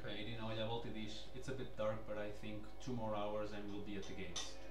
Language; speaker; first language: English; non-native, fluent; Portuguese